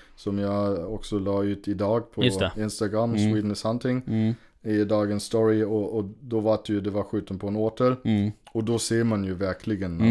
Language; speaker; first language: Swedish; non-native, fluent; German